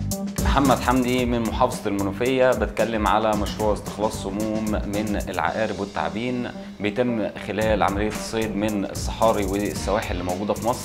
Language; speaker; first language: Arabic; native; Arabic